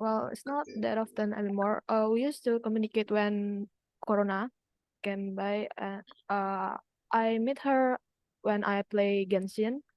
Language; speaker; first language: English; non-native, learner; Indonesian